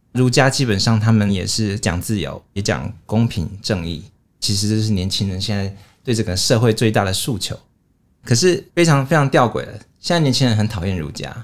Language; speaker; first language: Chinese; native; Chinese